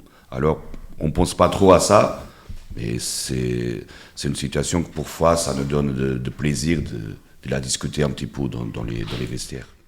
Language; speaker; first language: French; non-native, fluent; Portuguese